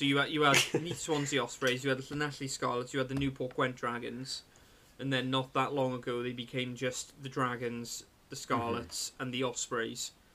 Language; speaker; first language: English; native; English